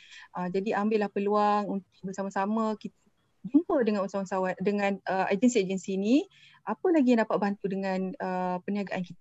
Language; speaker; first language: Malay; native; Malay